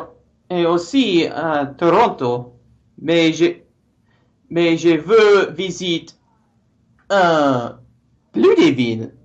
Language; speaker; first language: French; non-native, learner; English